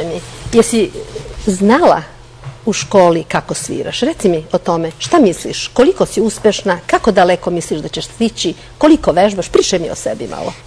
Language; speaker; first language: Serbian; native; Serbian